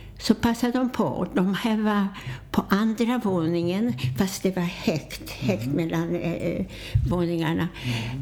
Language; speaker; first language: Swedish; non-native, fluent; Polish